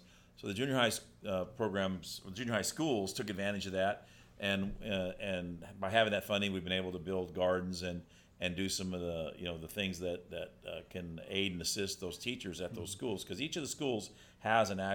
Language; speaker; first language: English; native; English